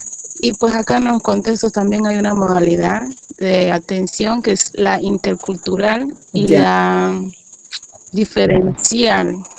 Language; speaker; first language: Spanish; native; Spanish